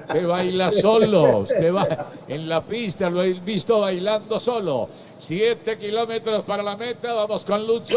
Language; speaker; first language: Spanish; native; Spanish